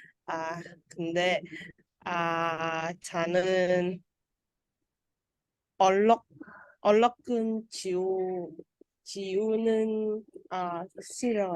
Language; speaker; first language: Korean; non-native, learner; Vietnamese